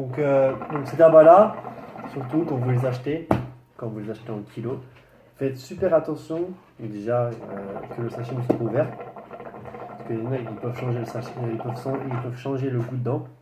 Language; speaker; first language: French; native; French